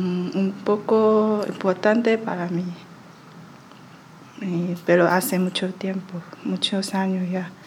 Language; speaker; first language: Spanish; non-native, learner; Chinese